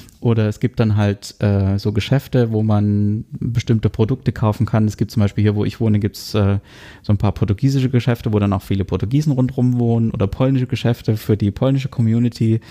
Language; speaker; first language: German; native; German